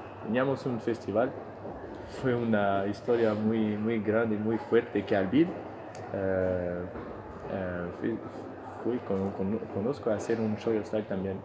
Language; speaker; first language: Spanish; non-native, fluent; French